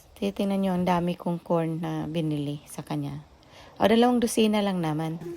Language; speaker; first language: Filipino; non-native, local second language; Cebuano